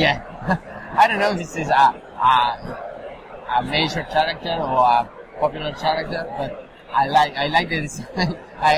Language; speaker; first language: English; non-native, learner; Spanish